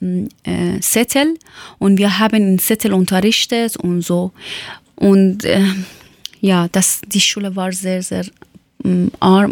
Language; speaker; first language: German; non-native, learner; Persian